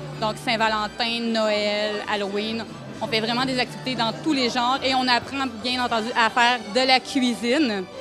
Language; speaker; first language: French; native; French